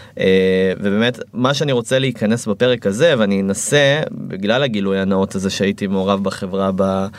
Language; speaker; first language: Hebrew; native; Hebrew